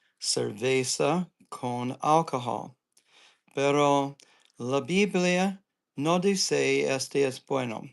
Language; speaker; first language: Spanish; non-native, learner; English